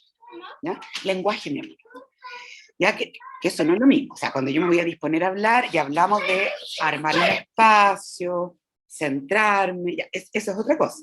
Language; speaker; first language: Spanish; native; Spanish